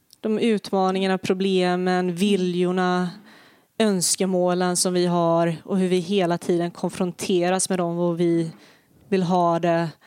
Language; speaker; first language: Swedish; early bilingual, other home language; Bosnian